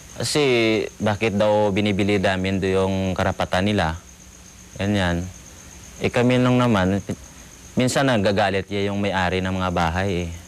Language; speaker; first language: Filipino; non-native, local second language; Hiligaynon